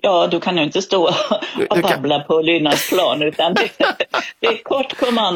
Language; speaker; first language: Swedish; native; Swedish